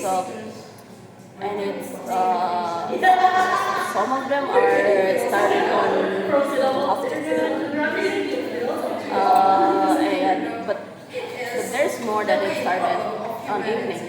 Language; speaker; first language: English; non-native, learner; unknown